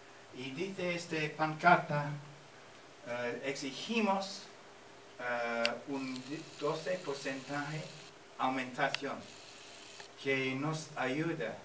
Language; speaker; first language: Spanish; non-native, fluent; English